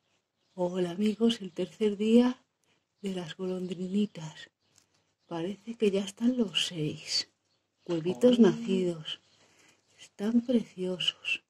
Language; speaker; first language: Spanish; native; Spanish